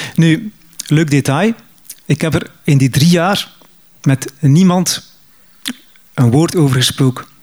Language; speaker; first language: Dutch; native; Dutch